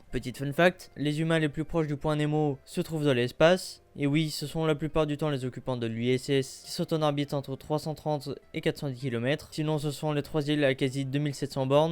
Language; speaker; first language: French; native; French